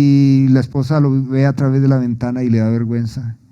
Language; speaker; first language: Spanish; native; Spanish